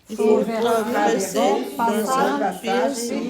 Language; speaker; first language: French; non-native, learner; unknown